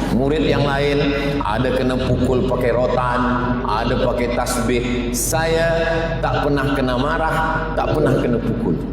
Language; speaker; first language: Malay; native; Malay